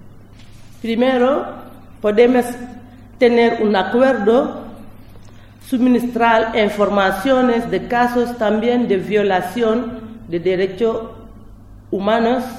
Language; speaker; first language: Spanish; non-native, learner; French